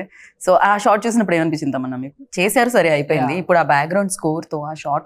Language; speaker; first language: Telugu; native; Telugu